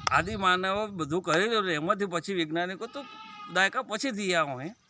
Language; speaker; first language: Gujarati; non-native, local second language; Bhili